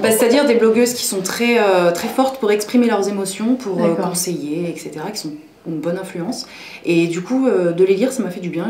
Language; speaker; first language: French; native; French